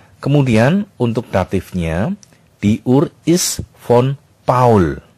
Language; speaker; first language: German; non-native, fluent; Indonesian